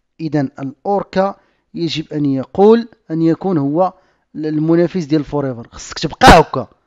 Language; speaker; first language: Arabic; native; Arabic